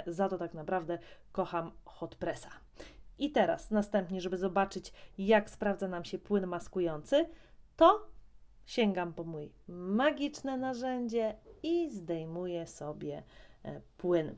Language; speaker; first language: Polish; native; Polish